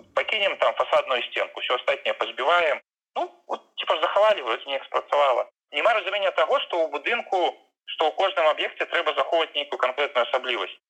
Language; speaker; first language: Belarusian; native; Belarusian